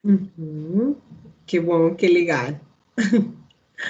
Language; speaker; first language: Portuguese; non-native, learner; Spanish